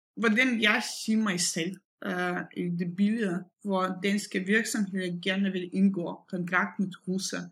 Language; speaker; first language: Danish; non-native, fluent; Russian